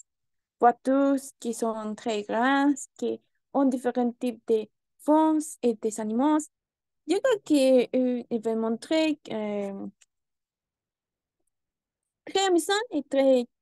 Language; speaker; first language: French; non-native, learner; Spanish